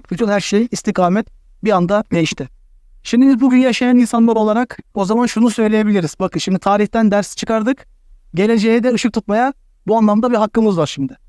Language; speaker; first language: Turkish; native; Turkish